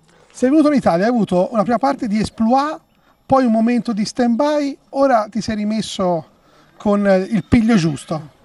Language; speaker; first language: Italian; native; Italian